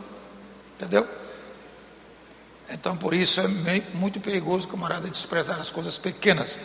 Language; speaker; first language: Portuguese; native; Portuguese